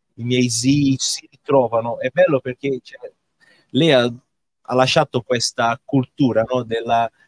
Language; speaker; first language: Italian; non-native, fluent; Portuguese